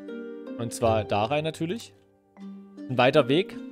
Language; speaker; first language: German; native; German